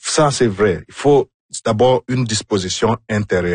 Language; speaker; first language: French; non-native, fluent; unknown